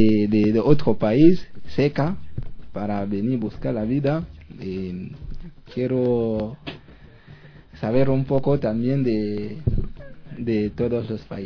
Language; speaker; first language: Spanish; non-native, learner; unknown